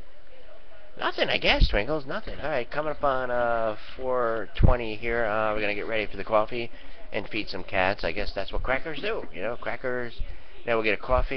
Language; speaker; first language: English; native; English